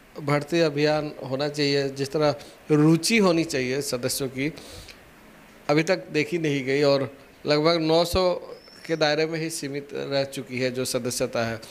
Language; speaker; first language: Hindi; native; Hindi